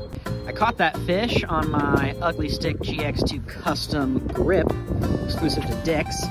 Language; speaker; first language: English; native; English